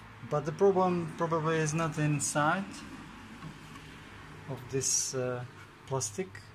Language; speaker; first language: English; non-native, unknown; Czech